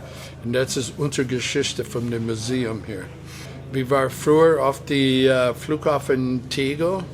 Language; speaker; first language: German; non-native, fluent; English